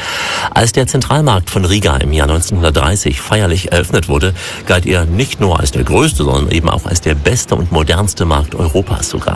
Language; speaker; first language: German; native; German